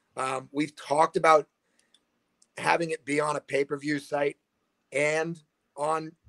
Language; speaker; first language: English; native; English